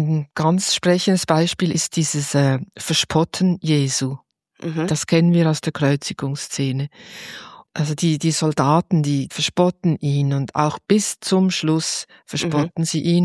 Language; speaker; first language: German; native; German